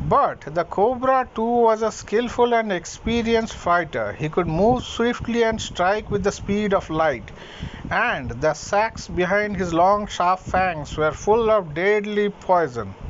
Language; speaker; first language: English; non-native, local second language; Hindi